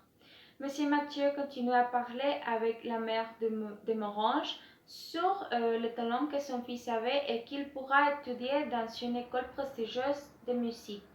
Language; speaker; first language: French; non-native, learner; Spanish